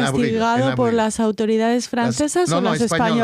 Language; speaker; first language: Spanish; native; Spanish